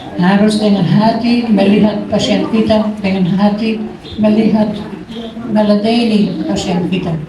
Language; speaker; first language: Indonesian; non-native, fluent; Dutch